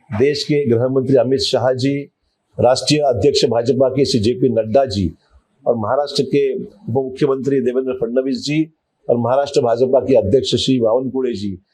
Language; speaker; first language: Hindi; non-native, local second language; Marathi